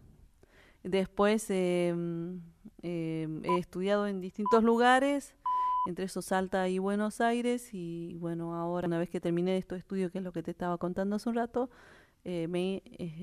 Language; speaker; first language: Spanish; native; Spanish